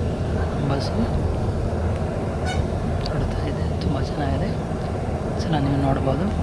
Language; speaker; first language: Kannada; non-native, local second language; Telugu